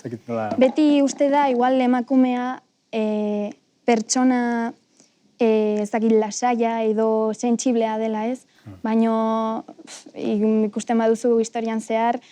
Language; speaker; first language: Basque; non-native, local second language; Spanish